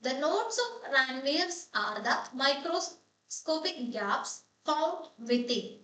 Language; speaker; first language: English; non-native, local second language; Malayalam